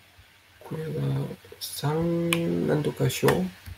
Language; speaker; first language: Japanese; non-native, fluent; Danish